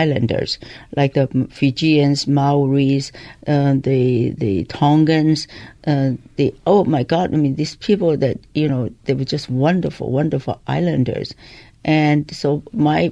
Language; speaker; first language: English; non-native, local second language; Cantonese